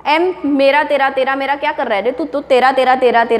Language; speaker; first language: Hindi; non-native, local second language; Marathi